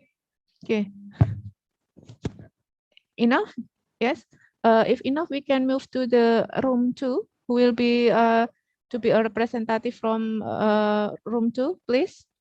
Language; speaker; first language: English; non-native, learner; Indonesian